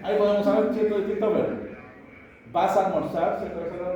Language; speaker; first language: Spanish; native; Spanish